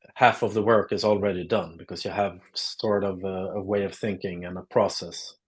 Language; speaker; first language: English; non-native, fluent; Swedish